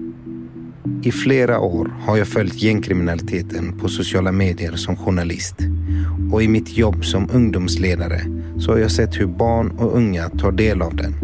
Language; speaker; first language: Swedish; native; Swedish